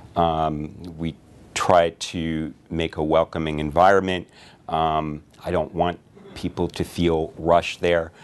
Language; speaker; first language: English; native; English